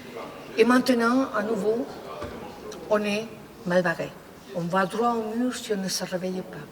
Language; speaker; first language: French; non-native, fluent; Spanish